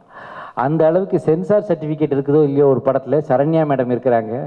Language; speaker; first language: Tamil; native; Tamil